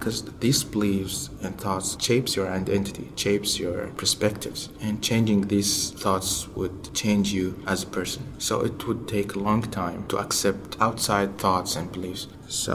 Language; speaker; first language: English; non-native, fluent; Arabic